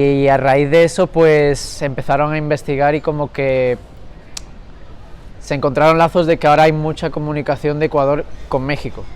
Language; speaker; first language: Spanish; early bilingual, other home language; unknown